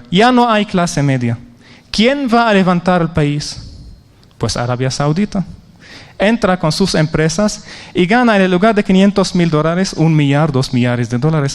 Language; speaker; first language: Spanish; non-native, fluent; Arabic